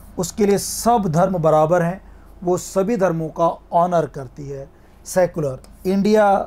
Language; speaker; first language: Hindi; native; Hindi